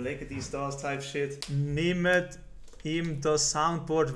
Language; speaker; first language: German; native; German